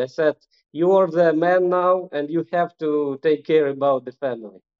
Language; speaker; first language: English; non-native, fluent; Ukrainian